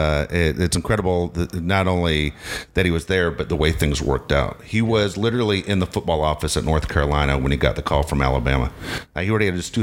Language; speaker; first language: English; native; English